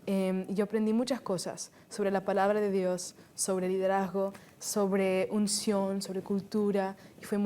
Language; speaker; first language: Spanish; early bilingual, heritage; Spanish